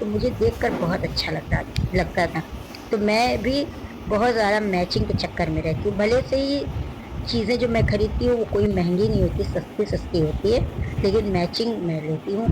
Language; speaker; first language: Hindi; native; Hindi